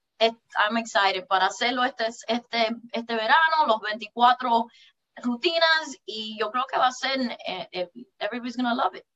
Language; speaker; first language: Spanish; early bilingual, heritage; English